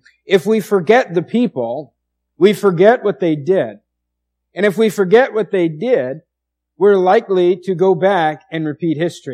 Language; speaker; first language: English; native; English